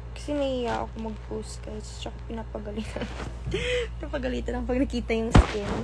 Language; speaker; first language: Filipino; non-native, local second language; Cebuano